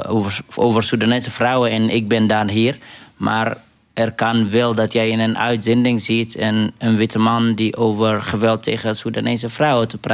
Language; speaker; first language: Dutch; non-native, fluent; Arabic